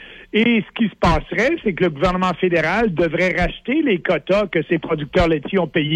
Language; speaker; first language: French; native; French